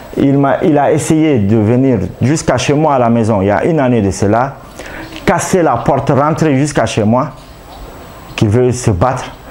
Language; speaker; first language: French; non-native, local second language; Arabic